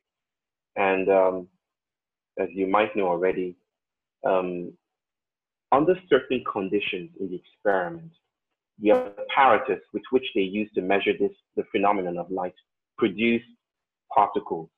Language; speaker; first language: English; non-native, local second language; Yoruba